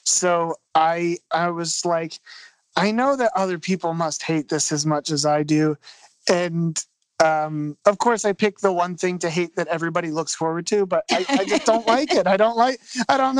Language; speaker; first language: English; native; English